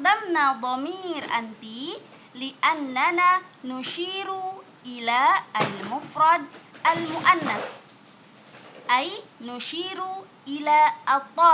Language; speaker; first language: Arabic; non-native, fluent; Indonesian